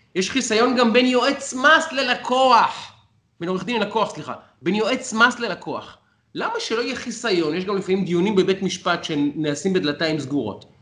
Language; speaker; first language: Hebrew; native; Hebrew